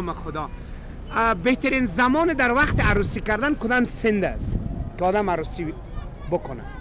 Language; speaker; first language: Persian; native; Persian